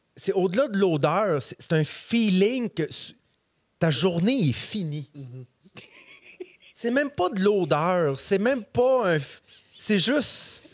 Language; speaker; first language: French; native; French